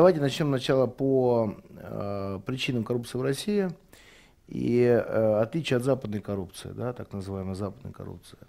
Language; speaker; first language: Russian; native; Russian